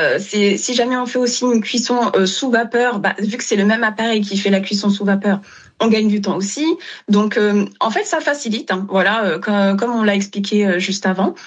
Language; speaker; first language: French; non-native, local second language; Wolof